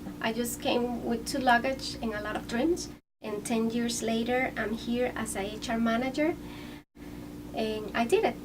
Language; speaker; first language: English; non-native, fluent; Spanish